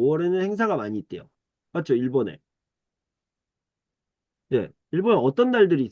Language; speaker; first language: Korean; native; Korean